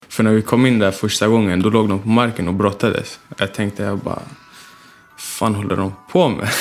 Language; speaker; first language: Swedish; early bilingual, other home language; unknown